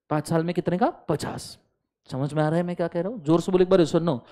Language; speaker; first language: Hindi; non-native, local second language; Marathi